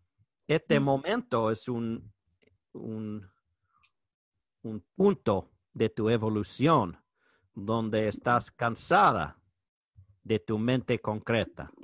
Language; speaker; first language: Spanish; non-native, learner; English